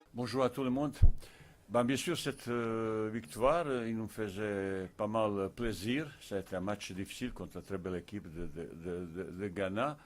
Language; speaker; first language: French; non-native, fluent; Bosnian